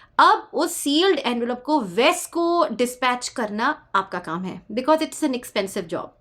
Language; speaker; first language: Urdu; native; Urdu